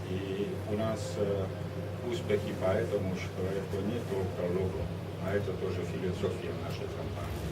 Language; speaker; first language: Russian; non-native, learner; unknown